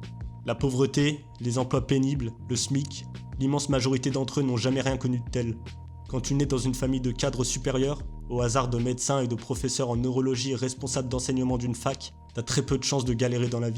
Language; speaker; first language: French; native; French